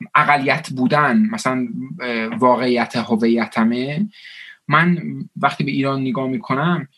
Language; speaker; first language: Persian; early bilingual, heritage; Persian